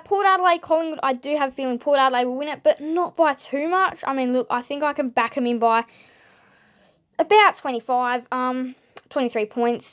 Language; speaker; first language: English; native; English